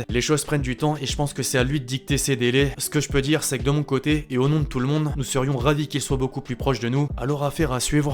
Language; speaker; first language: French; native; French